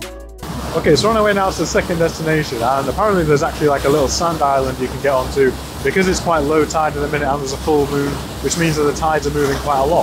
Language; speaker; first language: English; native; English